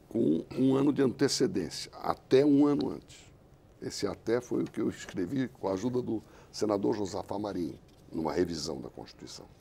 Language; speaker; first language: Portuguese; native; Portuguese